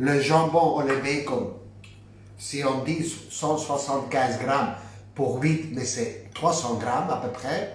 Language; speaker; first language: French; non-native, fluent; Spanish